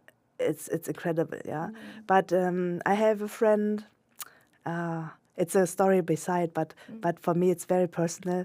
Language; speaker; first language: English; non-native, local second language; German